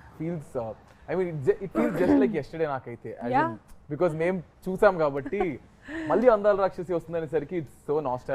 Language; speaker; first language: Telugu; native; Telugu